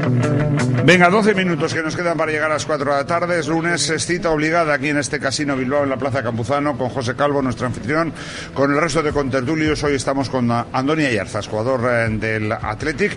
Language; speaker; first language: Spanish; native; Spanish